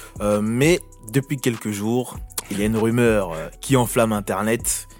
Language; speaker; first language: French; native; French